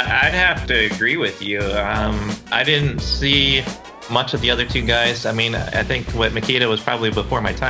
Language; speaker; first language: English; native; English